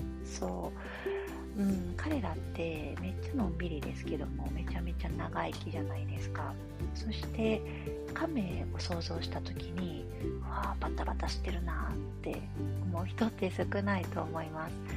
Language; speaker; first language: Japanese; native; Japanese